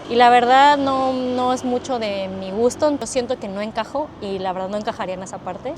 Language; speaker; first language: Spanish; native; Spanish